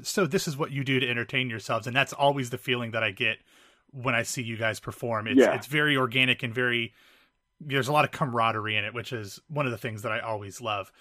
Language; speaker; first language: English; native; English